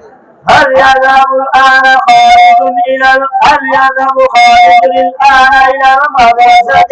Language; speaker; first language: Arabic; non-native, fluent; Bangla